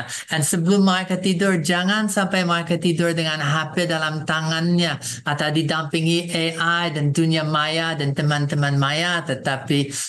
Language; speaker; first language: Indonesian; non-native, fluent; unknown